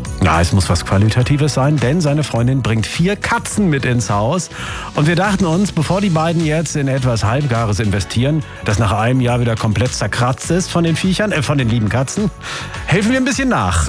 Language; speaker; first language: German; native; German